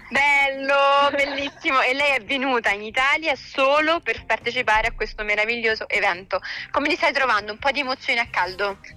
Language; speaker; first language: Italian; native; Italian